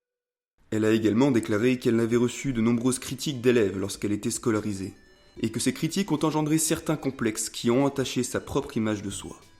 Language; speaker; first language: French; native; French